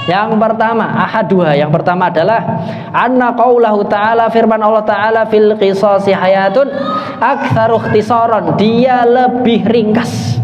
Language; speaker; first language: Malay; non-native, local second language; Javanese